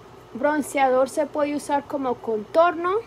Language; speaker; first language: Spanish; early bilingual, heritage; Spanish